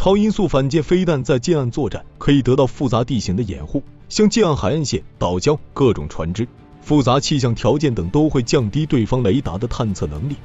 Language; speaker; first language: Chinese; native; Chinese